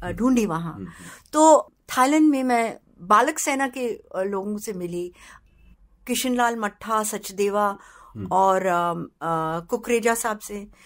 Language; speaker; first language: Hindi; native; Hindi